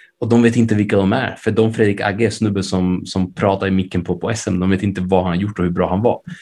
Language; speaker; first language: Swedish; early bilingual, other home language; Spanish